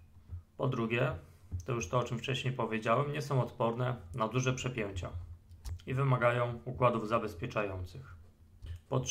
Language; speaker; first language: Polish; native; Polish